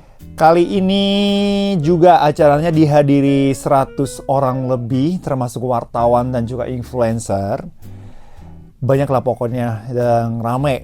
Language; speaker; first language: Indonesian; non-native, fluent; Japanese